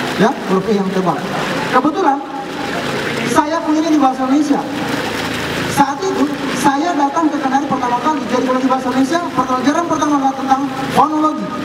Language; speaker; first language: Indonesian; non-native, local second language; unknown